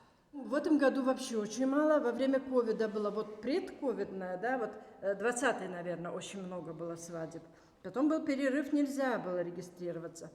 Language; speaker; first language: Russian; native; Russian